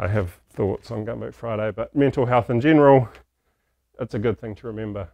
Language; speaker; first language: English; native; English